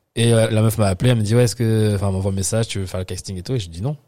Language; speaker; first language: French; native; French